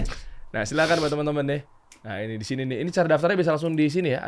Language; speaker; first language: Indonesian; native; Indonesian